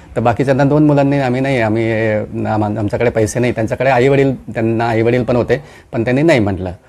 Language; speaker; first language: Marathi; non-native, local second language; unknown